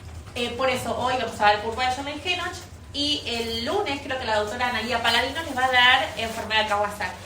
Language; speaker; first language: Spanish; native; Spanish